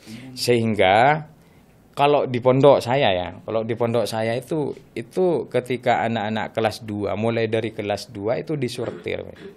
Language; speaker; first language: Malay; non-native, local second language; Madurese